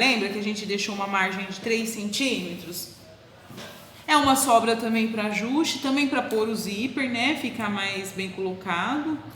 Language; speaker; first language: Portuguese; native; Portuguese